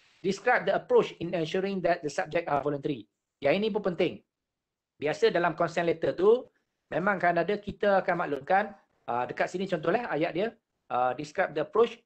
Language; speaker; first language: English; non-native, local second language; Malay